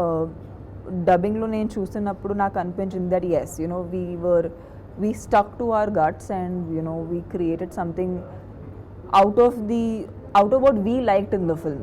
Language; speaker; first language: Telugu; non-native, fluent; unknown